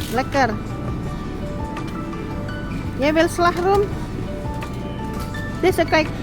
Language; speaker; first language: Dutch; non-native, learner; Indonesian